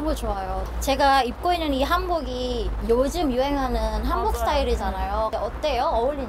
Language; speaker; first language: Korean; non-native, fluent; Indonesian